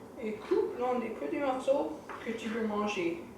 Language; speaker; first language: French; non-native, learner; English